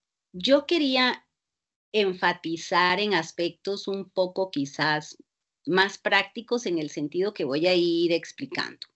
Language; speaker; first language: Spanish; native; Spanish